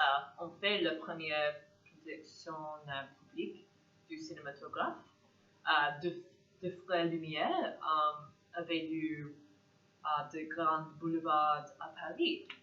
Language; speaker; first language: French; non-native, learner; English